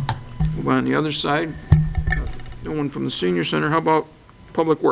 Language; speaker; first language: English; native; English